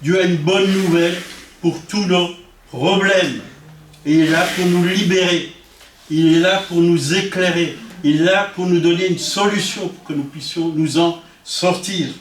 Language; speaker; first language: French; native; French